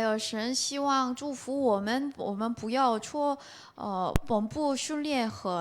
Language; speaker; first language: Chinese; non-native, learner; Korean